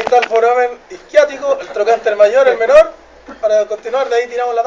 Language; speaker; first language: Spanish; native; Spanish